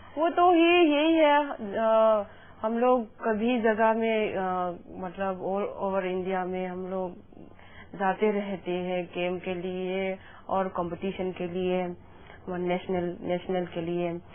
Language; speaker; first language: Hindi; non-native, local second language; Manipuri